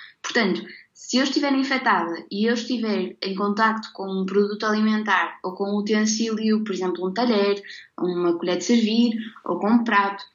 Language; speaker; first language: Portuguese; native; Portuguese